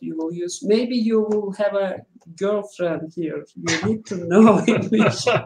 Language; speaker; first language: English; non-native, learner; Turkish